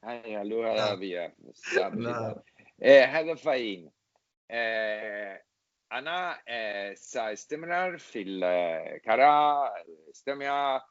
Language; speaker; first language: Arabic; non-native, learner; English